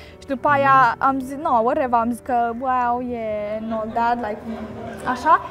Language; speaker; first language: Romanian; early bilingual, heritage; Romanian